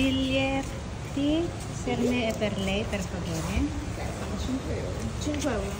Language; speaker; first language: Italian; non-native, learner; Filipino